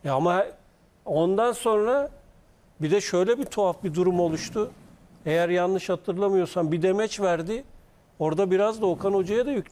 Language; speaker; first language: Turkish; native; Turkish